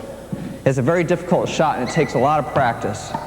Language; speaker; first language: English; native; English